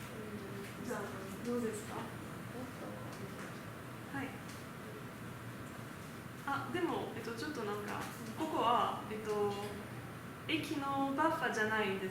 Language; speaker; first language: Japanese; non-native, learner; French